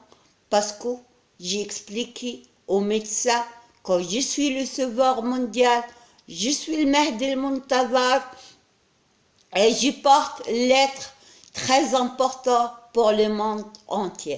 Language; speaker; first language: French; non-native, learner; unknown